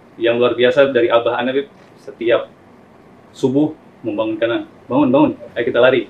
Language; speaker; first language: Indonesian; early bilingual, other home language; Arabic